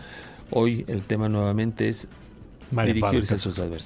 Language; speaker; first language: Spanish; native; Spanish